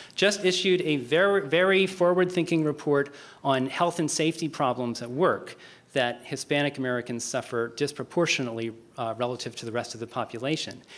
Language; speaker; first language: English; native; English